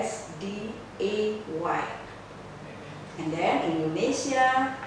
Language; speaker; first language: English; non-native, fluent; Indonesian